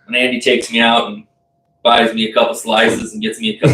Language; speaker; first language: English; native; English